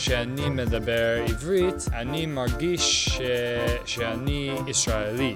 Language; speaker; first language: Hebrew; non-native, learner; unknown